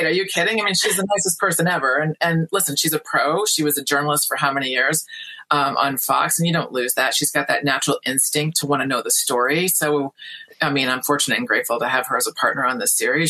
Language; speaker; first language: English; native; English